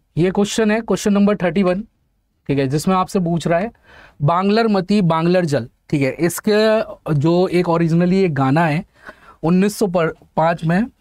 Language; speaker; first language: Hindi; native; Hindi